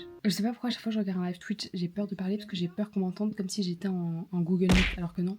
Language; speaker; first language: French; native; French